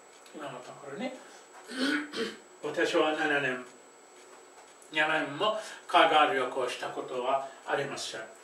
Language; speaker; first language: Japanese; non-native, fluent; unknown